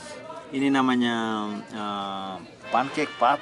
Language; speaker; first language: Indonesian; non-native, local second language; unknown